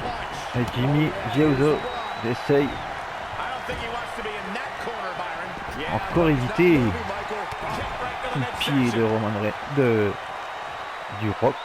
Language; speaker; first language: French; native; French